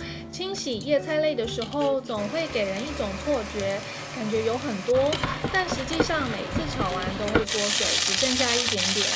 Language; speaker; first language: Chinese; native; Chinese